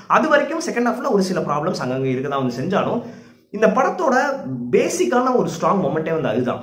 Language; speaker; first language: Tamil; native; Tamil